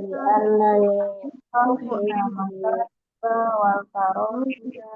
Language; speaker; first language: Arabic; non-native, learner; Indonesian